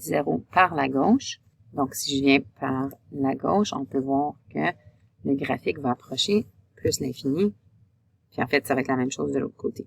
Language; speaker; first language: French; native; French